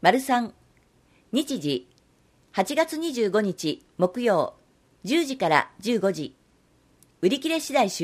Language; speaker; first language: Japanese; native; Japanese